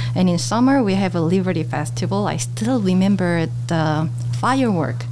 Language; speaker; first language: English; non-native, fluent; Korean